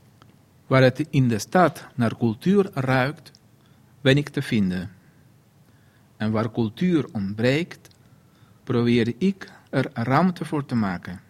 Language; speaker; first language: Dutch; non-native, fluent; Spanish